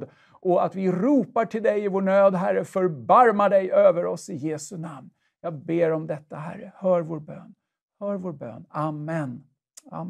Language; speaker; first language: Swedish; native; Swedish